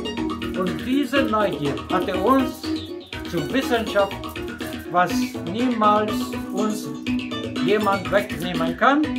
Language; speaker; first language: German; non-native, fluent; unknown